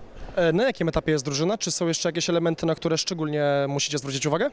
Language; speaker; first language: Polish; native; Polish